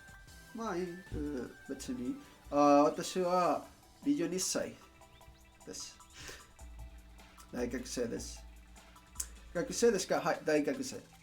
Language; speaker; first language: Japanese; non-native, learner; Spanish